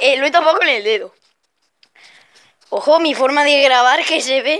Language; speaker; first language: Spanish; native; Spanish